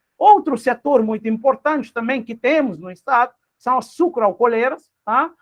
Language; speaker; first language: Portuguese; non-native, local second language; Kabuverdianu